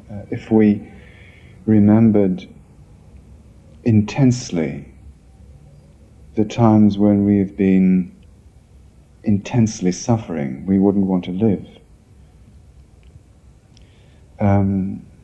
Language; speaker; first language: English; native; English